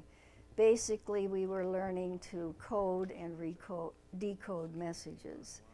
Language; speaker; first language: English; native; English